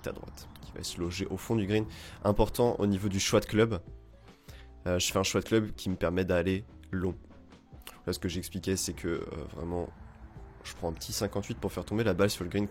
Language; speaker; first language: French; native; French